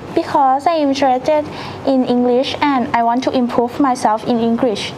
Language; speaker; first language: English; non-native, learner; Thai